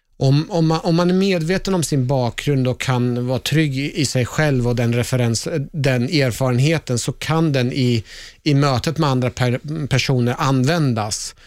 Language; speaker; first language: Swedish; early bilingual, other home language; Persian